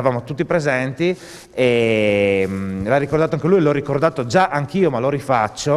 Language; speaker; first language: Italian; native; Italian